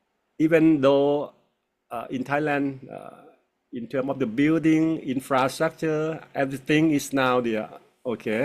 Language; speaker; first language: English; non-native, fluent; Thai